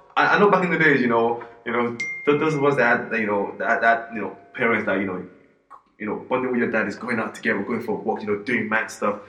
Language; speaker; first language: English; non-native, local second language; Yoruba